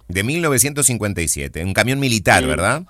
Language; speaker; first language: Spanish; native; Spanish